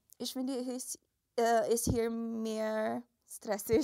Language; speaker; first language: German; non-native, learner; Filipino